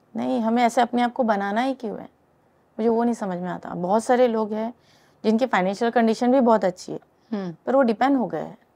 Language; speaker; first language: Hindi; native; Hindi